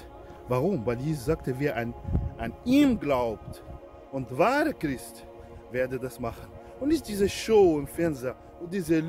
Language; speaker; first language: German; non-native, fluent; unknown